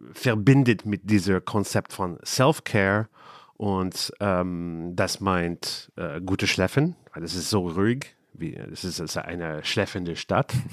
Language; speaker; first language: German; non-native, learner; English